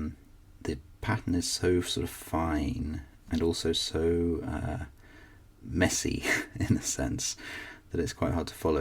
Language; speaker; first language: English; native; English